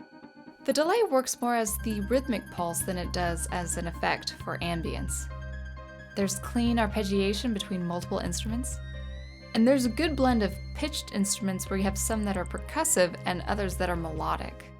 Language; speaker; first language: English; native; English